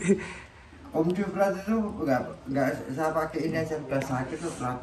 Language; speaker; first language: Indonesian; non-native, local second language; Javanese